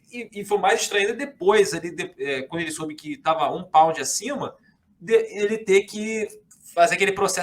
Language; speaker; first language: Portuguese; native; Portuguese